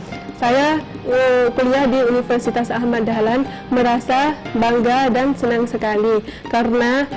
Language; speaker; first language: Indonesian; non-native, learner; Thai